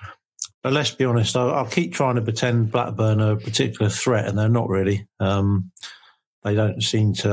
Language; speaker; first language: English; native; English